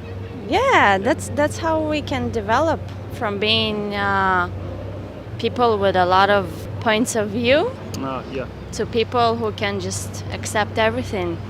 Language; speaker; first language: English; non-native, fluent; Hebrew